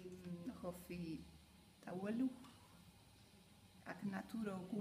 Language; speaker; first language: Welsh; non-native, learner; Spanish